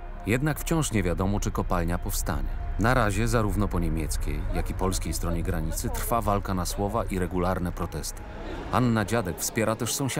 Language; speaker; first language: Polish; native; Polish